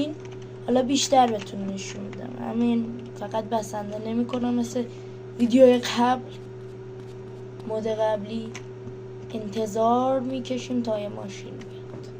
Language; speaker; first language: Persian; native; Persian